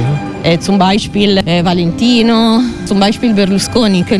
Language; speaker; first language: German; non-native, learner; Italian